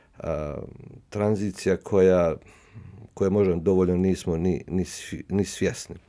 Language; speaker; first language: Bosnian; native; Bosnian